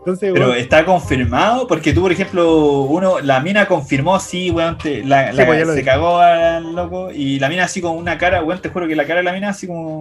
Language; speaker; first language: Spanish; native; Spanish